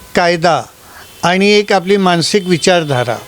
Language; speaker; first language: Marathi; non-native, local second language; Gujarati